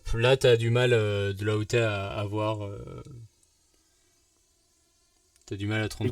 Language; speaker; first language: French; native; French